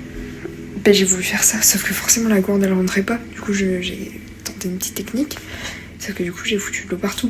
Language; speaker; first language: French; native; French